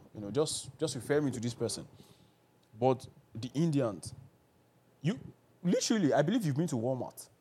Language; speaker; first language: English; non-native, local second language; Yoruba